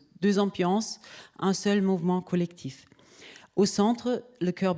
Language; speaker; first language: French; native; French